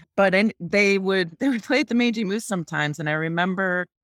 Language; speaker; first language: English; native; English